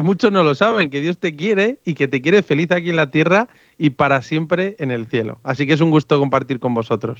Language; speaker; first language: Spanish; native; Spanish